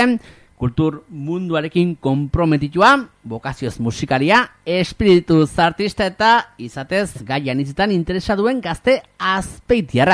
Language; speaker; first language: Basque; native; Basque